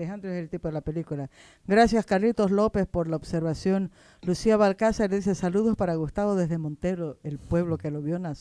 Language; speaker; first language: Spanish; native; Spanish